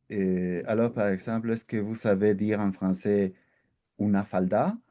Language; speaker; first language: French; non-native, fluent; Spanish